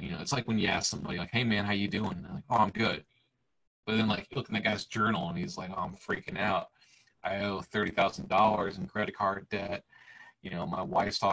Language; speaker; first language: English; native; English